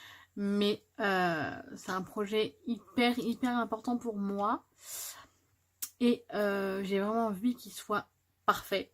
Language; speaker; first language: French; native; French